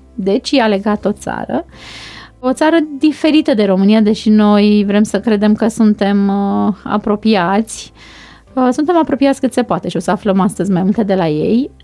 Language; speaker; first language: Romanian; native; Romanian